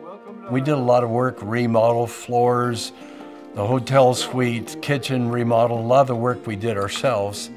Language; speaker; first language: English; native; English